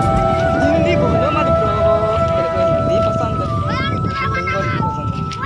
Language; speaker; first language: Hindi; non-native, local second language; Bangla